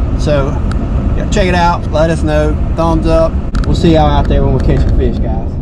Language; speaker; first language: English; native; English